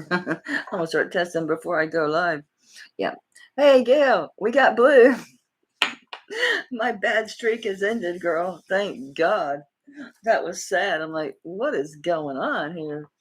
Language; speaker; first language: English; native; English